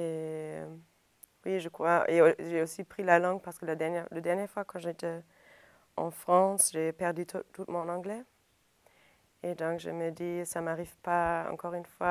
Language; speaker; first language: French; non-native, fluent; German